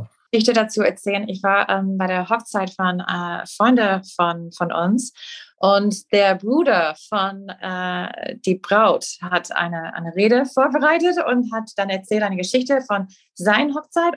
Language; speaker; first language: German; non-native, fluent; English